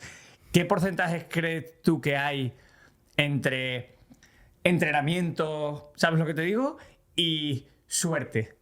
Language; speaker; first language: Spanish; native; Spanish